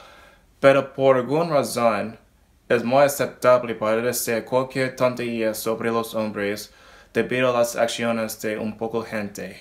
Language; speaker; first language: Spanish; non-native, learner; English